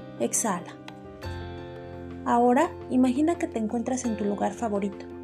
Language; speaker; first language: Spanish; native; Spanish